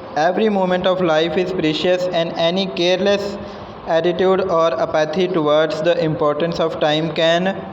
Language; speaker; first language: English; non-native, local second language; Punjabi